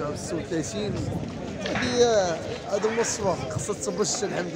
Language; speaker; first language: Arabic; native; Arabic